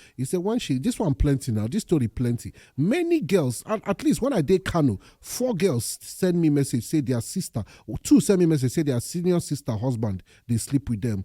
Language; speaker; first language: Nigerian Pidgin; native; Nigerian Pidgin